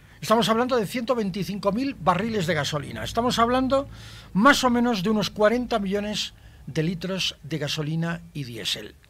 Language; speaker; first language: Spanish; native; Spanish